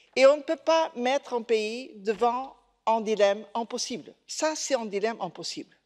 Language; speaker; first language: French; non-native, fluent; Portuguese